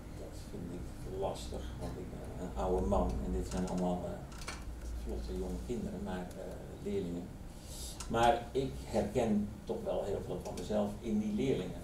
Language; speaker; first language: Dutch; native; Dutch